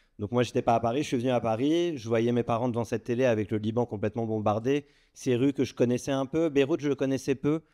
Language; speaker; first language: French; early bilingual, other home language; Arabic